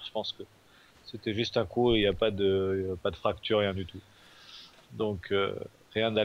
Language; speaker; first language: French; native; French